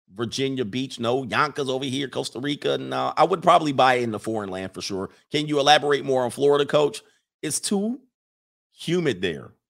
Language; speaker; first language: English; native; English